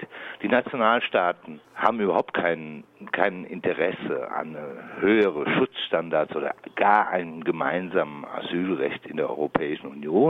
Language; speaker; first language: German; native; German